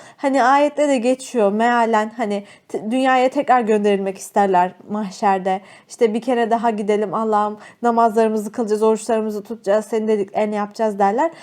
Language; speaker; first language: Turkish; native; Turkish